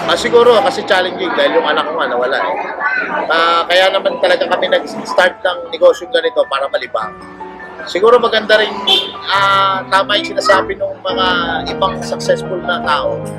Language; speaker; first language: Filipino; native; Filipino